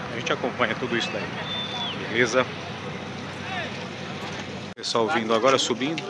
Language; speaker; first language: Portuguese; native; Portuguese